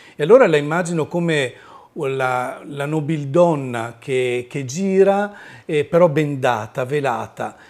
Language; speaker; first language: Italian; native; Italian